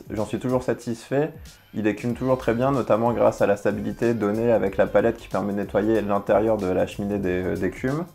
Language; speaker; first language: French; native; French